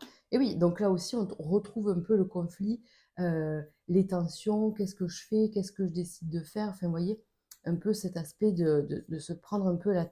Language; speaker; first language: French; native; French